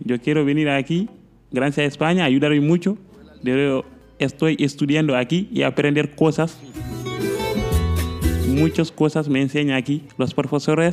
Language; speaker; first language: Spanish; non-native, learner; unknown